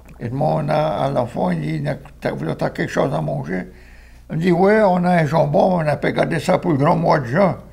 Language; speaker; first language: French; native; French